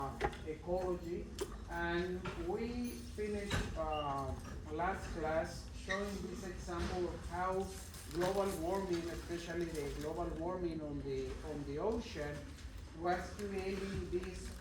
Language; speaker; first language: English; non-native, fluent; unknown